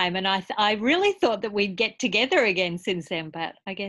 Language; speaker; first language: English; native; English